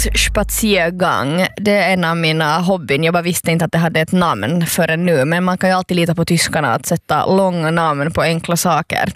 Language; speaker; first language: Swedish; non-native, fluent; German